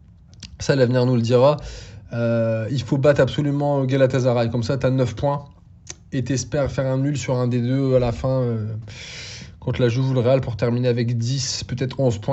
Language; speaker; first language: French; native; French